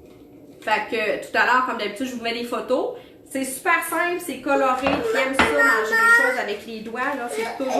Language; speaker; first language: French; native; French